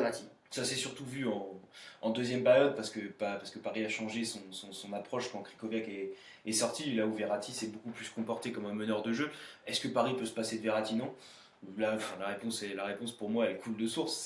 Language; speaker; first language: French; native; French